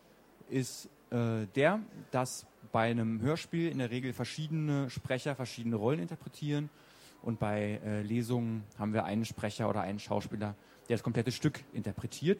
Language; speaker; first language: German; native; German